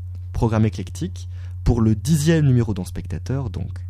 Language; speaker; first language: French; native; French